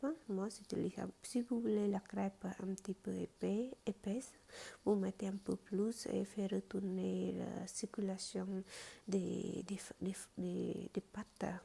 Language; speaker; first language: French; non-native, fluent; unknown